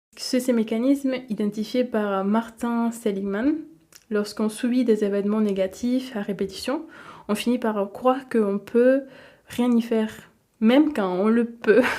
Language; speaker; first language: French; non-native, fluent; Spanish